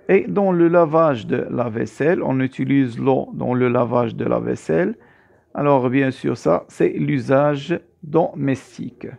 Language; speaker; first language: French; non-native, local second language; Arabic